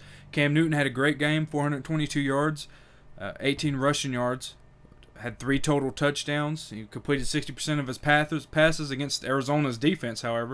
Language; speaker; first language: English; native; English